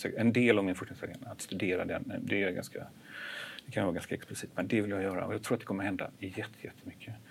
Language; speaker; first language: Swedish; native; Swedish